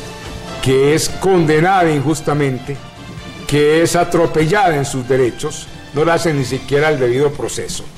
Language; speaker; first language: Spanish; native; Spanish